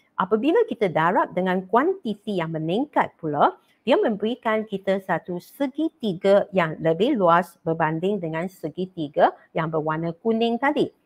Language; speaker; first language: Malay; non-native, local second language; Chinese